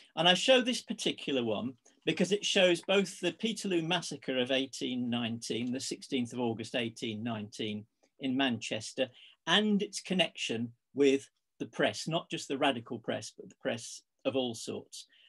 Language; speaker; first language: English; native; English